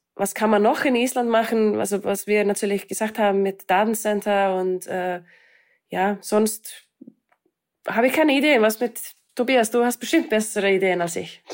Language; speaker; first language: German; non-native, fluent; Icelandic